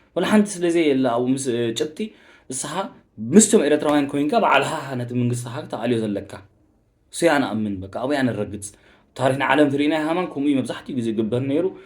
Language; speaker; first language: Tigrinya; early bilingual, heritage; Tigrinya